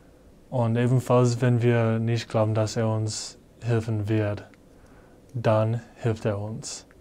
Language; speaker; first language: German; non-native, fluent; English